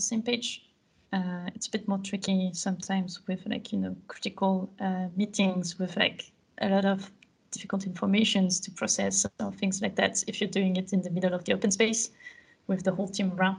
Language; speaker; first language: English; non-native, fluent; French